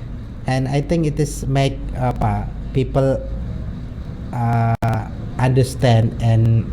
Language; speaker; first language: English; non-native, learner; Indonesian